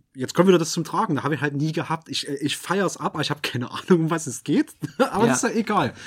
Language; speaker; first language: German; non-native, fluent; Russian